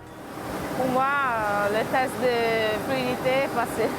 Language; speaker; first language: French; non-native, fluent; English